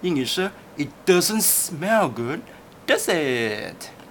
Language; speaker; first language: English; non-native, local second language; Chinese